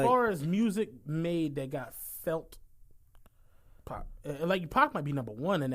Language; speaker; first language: English; native; English